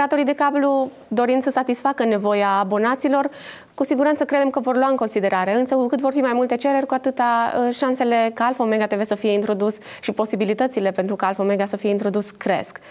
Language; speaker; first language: Romanian; native; Romanian